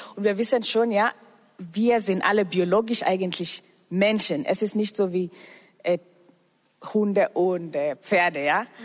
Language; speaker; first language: German; non-native, fluent; Swahili